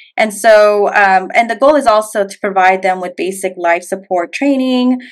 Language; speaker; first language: English; native; English